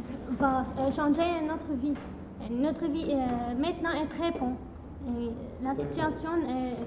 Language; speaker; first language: French; non-native, learner; Arabic